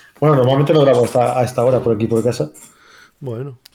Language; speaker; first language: Spanish; native; Spanish